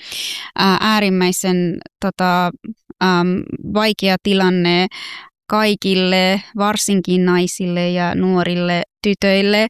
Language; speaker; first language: Finnish; non-native, fluent; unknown